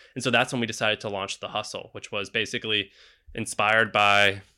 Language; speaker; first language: English; native; English